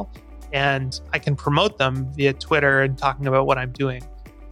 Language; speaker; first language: English; native; English